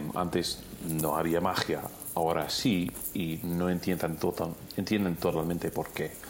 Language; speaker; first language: Spanish; non-native, fluent; English